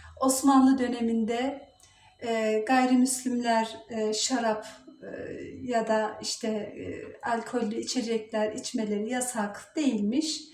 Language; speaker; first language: Turkish; native; Turkish